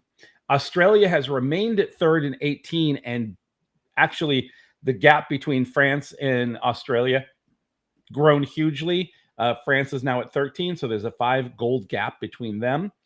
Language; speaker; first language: English; native; English